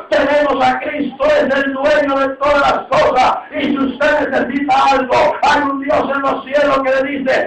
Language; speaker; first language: Spanish; native; Spanish